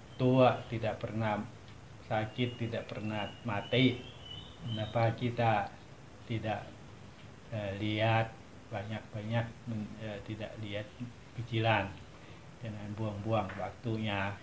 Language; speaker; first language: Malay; non-native, learner; Thai